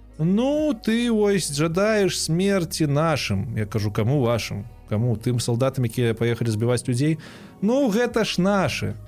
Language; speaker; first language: Belarusian; non-native, local second language; Russian